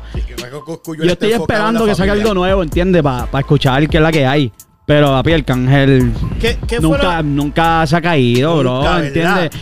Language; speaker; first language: Spanish; native; Spanish